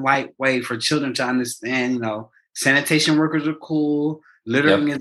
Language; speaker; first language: English; native; English